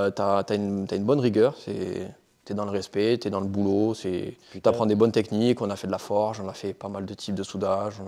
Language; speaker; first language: French; native; French